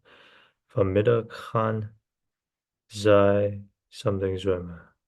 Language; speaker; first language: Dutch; non-native, learner; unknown